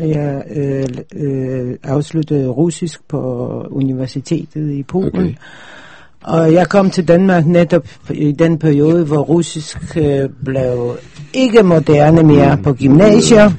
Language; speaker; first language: Danish; non-native, fluent; Polish